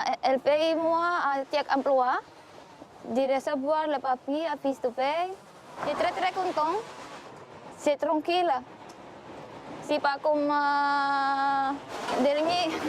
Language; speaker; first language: French; non-native, learner; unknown